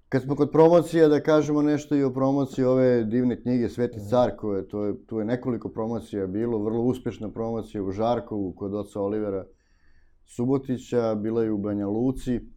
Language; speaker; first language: Serbian; native; Serbian